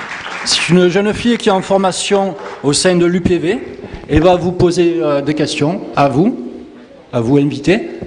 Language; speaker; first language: French; native; French